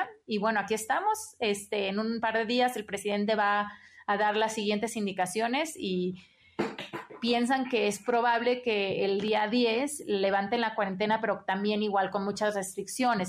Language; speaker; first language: Spanish; native; Spanish